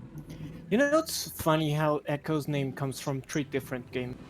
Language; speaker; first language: English; native; English